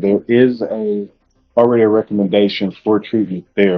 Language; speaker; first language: English; native; English